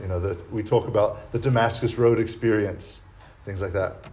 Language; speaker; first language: English; native; English